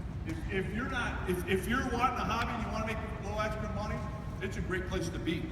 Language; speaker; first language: English; native; English